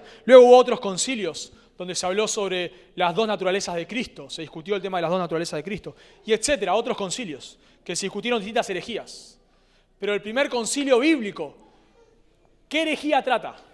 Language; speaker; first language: Spanish; native; Spanish